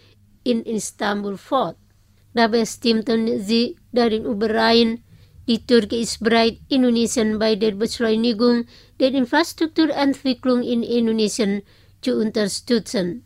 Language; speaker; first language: German; non-native, fluent; Indonesian